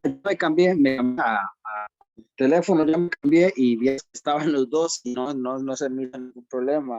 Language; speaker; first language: Spanish; native; Spanish